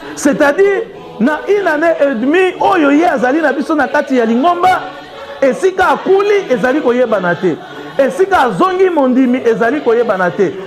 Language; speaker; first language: Lingala; native; Lingala